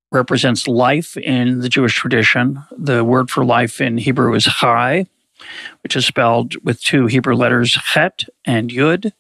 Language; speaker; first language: English; native; English